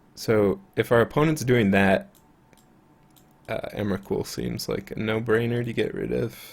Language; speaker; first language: English; native; English